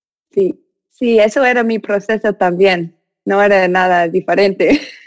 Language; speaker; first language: Spanish; non-native, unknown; English